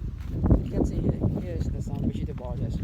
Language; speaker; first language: English; non-native, learner; Khmer